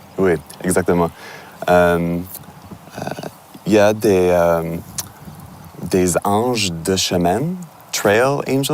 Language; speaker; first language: French; non-native, learner; English